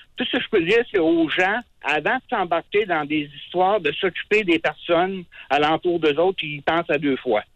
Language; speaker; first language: French; native; French